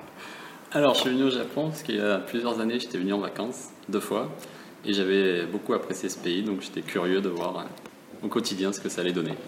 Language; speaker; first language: French; native; French